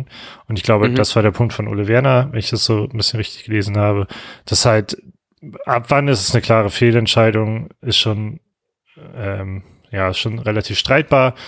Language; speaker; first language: German; native; German